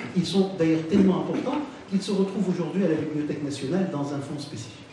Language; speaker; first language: French; non-native, local second language; Arabic